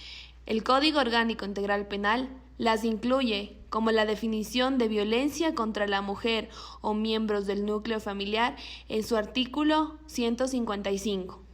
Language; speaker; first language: Spanish; native; Spanish